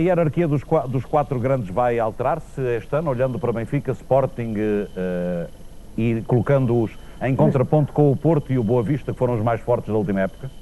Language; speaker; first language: Portuguese; native; Portuguese